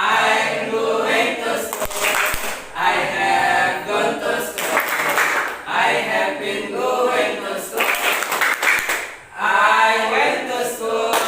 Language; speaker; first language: English; non-native, fluent; Indonesian